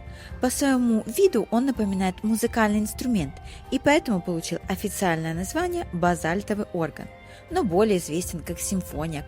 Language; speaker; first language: Russian; native; Russian